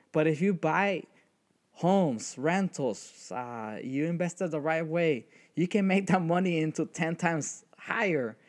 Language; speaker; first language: English; early bilingual, other home language; Spanish